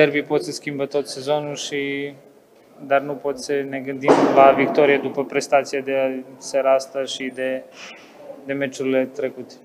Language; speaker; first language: Romanian; non-native, fluent; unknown